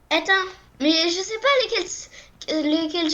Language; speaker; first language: French; native; French